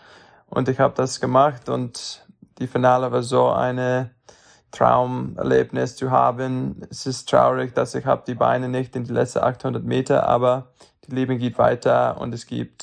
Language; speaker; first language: German; non-native, learner; English